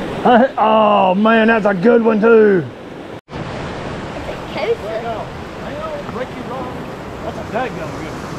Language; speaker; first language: English; native; English